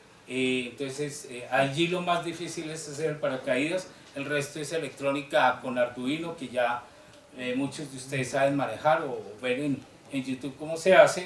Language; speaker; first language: Spanish; native; Spanish